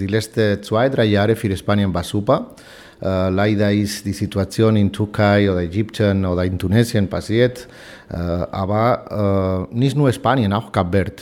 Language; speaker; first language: German; non-native, fluent; Spanish